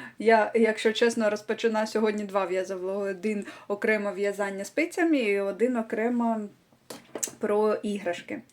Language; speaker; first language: Ukrainian; non-native, local second language; Russian